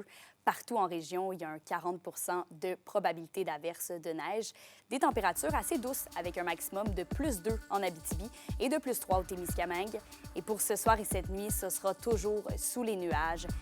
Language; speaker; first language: French; native; French